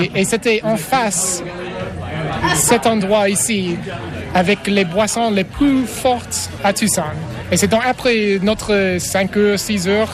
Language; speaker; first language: French; non-native, fluent; English